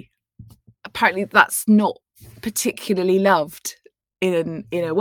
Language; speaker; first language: English; native; English